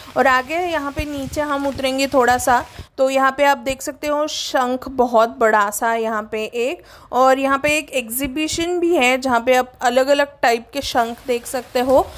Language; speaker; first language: Hindi; non-native, local second language; Marathi